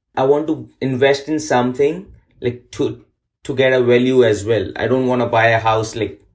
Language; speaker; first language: English; non-native, local second language; Urdu